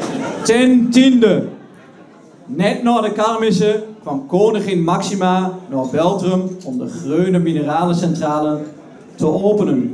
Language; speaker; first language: Dutch; native; Dutch